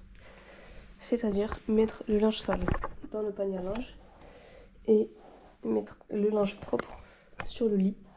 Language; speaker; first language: French; native; French